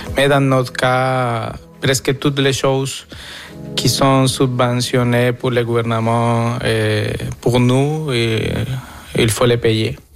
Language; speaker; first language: French; non-native, fluent; Spanish